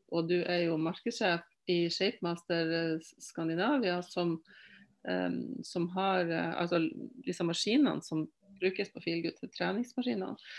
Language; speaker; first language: Norwegian; native; Norwegian